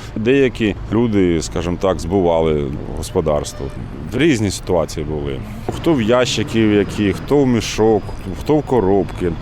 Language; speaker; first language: Ukrainian; native; Ukrainian